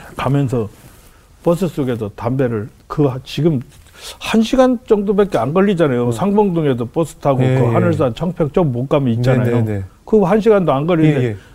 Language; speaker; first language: Korean; native; Korean